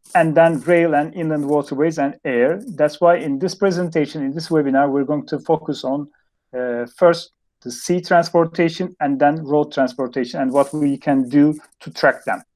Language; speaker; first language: English; non-native, fluent; Turkish